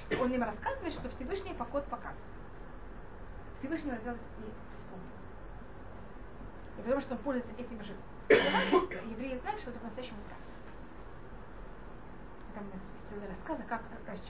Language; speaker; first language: Russian; non-native, fluent; Hebrew